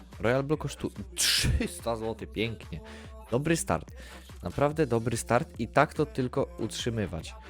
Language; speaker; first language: Polish; native; Polish